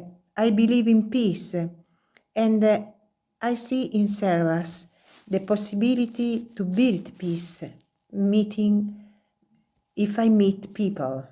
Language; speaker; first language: English; non-native, learner; Italian